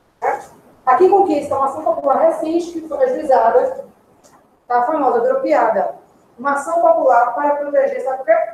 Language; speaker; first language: Portuguese; native; Portuguese